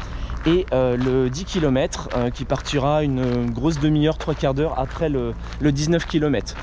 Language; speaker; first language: French; native; French